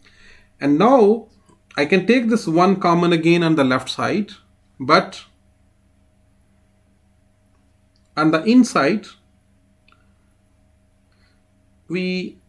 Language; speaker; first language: English; non-native, fluent; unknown